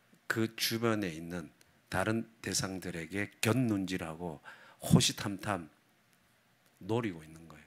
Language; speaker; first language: Korean; native; Korean